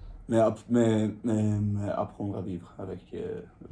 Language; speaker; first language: French; non-native, learner; Swedish